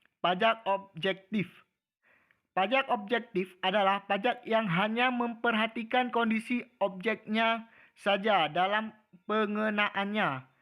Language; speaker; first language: Malay; native; Malay